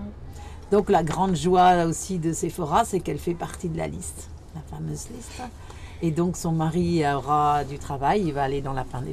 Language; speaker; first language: French; native; French